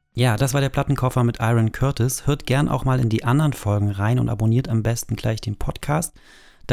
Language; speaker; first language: German; native; German